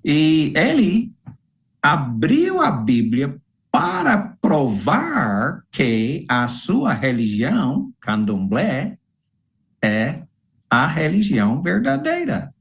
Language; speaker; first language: Portuguese; non-native, fluent; English